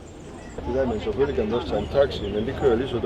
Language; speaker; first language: Danish; non-native, fluent; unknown